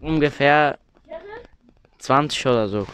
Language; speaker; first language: German; early bilingual, other home language; Turkish